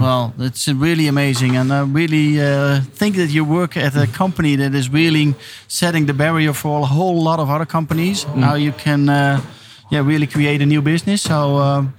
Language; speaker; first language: English; non-native, fluent; Dutch